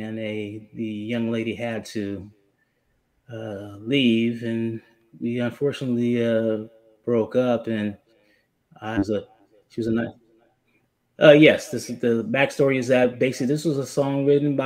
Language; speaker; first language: English; native; English